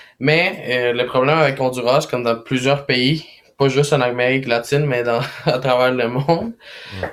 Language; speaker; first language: French; non-native, fluent; Spanish